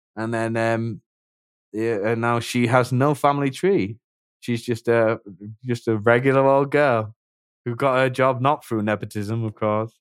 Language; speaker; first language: English; native; English